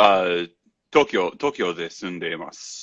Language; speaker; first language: Japanese; non-native, learner; English